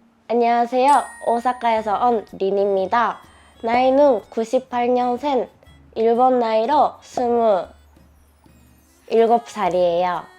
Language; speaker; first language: Korean; non-native, learner; Japanese